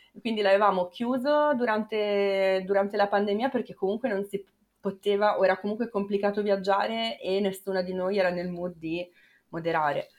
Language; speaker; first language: Italian; native; Italian